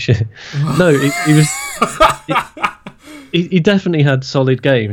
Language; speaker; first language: English; native; English